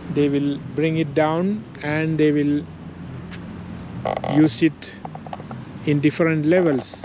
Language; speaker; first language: English; non-native, fluent; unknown